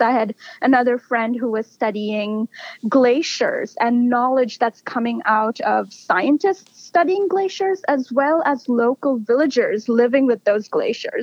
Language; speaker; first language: English; non-native, local second language; Bangla